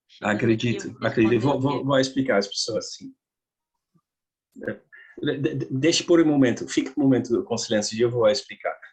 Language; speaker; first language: Portuguese; non-native, learner; Dutch